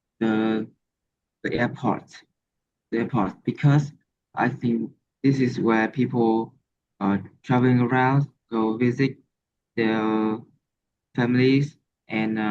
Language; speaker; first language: English; non-native, learner; Vietnamese